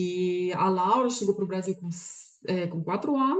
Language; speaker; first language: Portuguese; non-native, fluent; Russian